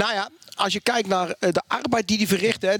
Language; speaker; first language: Dutch; native; Dutch